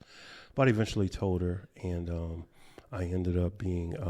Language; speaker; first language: English; native; English